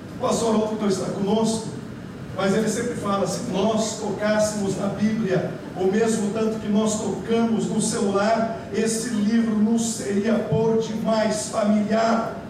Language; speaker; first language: Portuguese; native; Portuguese